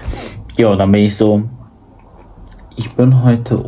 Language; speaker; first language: German; early bilingual, other home language; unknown